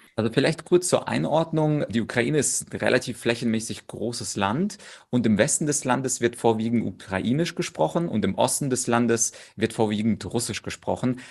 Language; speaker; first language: German; early bilingual, other home language; Russian